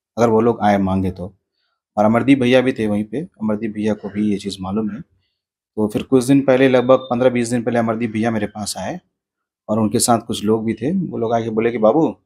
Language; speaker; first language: Hindi; native; Hindi